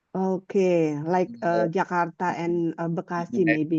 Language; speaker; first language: English; non-native, learner; Indonesian